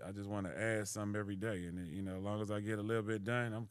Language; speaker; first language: English; native; English